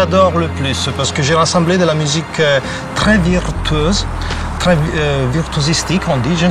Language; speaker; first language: French; non-native, fluent; Italian